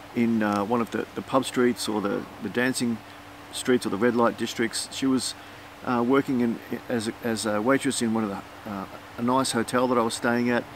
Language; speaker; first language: English; native; English